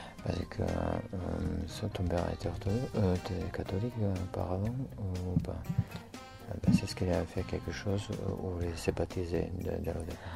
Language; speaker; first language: French; non-native, learner; Serbian